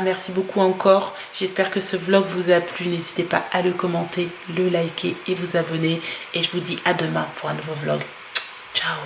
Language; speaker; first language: French; native; French